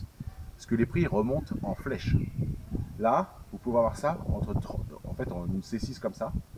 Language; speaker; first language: French; native; French